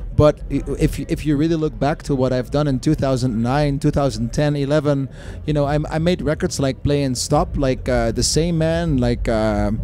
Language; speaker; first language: English; non-native, fluent; Dutch